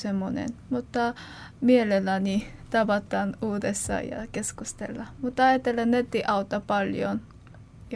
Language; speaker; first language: Finnish; non-native, learner; Korean